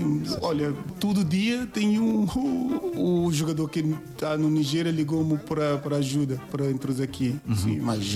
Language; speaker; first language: Portuguese; non-native, learner; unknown